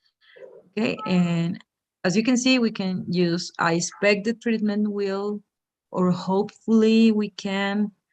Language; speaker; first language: English; non-native, fluent; Spanish